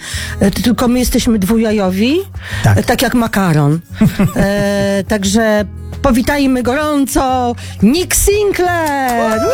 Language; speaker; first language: Polish; native; Polish